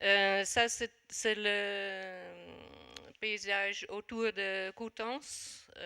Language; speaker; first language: French; non-native, fluent; Dutch